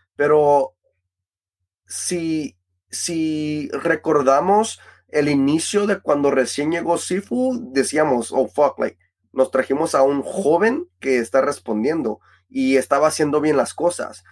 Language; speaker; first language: Spanish; early bilingual, heritage; Spanish